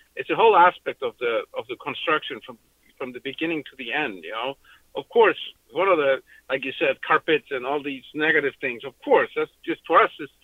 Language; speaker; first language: English; non-native, fluent; Icelandic